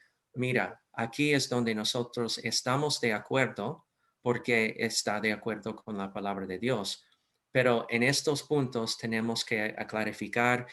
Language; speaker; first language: Spanish; non-native, fluent; English